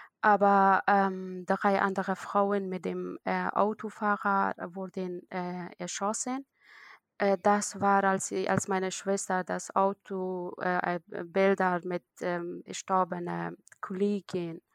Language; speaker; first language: German; non-native, learner; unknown